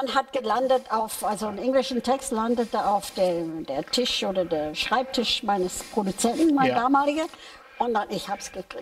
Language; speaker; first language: German; non-native, fluent; English